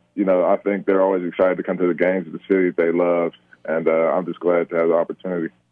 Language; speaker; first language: English; native; English